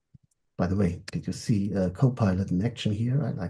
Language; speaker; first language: English; non-native, fluent; German